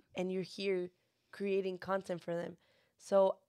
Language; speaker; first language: English; early bilingual, other home language; Spanish